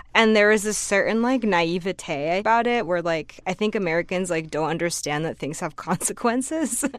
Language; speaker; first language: English; native; English